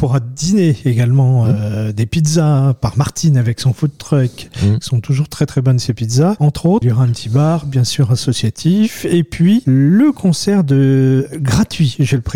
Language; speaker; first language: French; native; French